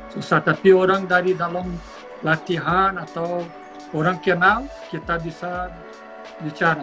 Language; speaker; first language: Indonesian; non-native, fluent; Portuguese